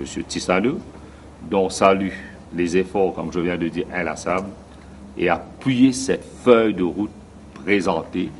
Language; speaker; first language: French; non-native, local second language; Morisyen